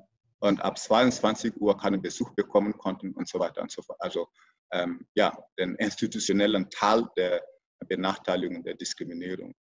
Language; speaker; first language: German; non-native, fluent; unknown